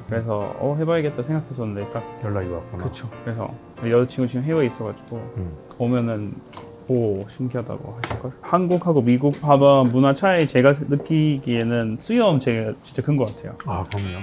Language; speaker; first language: Korean; non-native, fluent; English